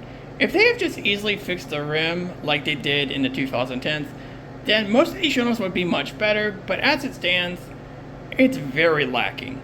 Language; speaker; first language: English; native; English